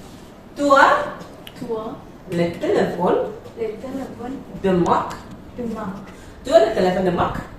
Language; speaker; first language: French; non-native, fluent; Indonesian